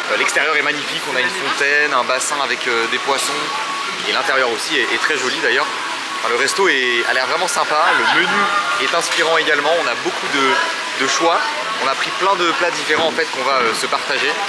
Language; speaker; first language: French; native; French